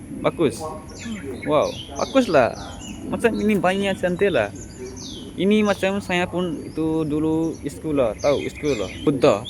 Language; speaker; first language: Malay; non-native, learner; Nepali